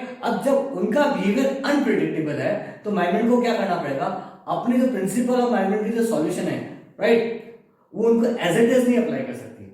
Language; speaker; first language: Hindi; native; Hindi